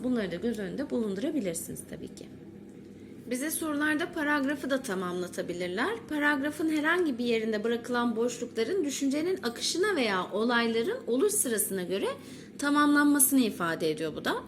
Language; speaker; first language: Turkish; native; Turkish